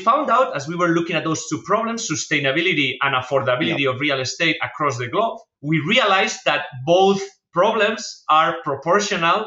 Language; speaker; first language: English; non-native, fluent; Spanish